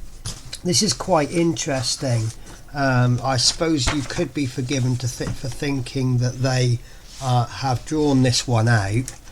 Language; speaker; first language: English; native; English